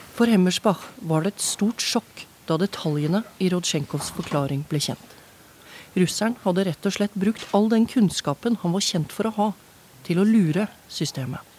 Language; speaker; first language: Norwegian; native; Norwegian